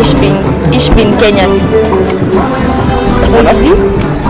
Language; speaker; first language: German; non-native, learner; Swahili